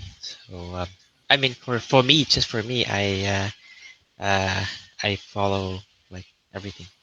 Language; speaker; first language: English; non-native, learner; Vietnamese